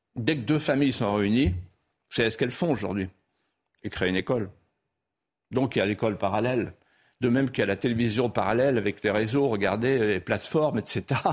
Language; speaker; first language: French; non-native, local second language; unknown